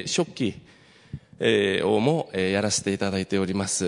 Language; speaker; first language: Japanese; non-native, fluent; Nepali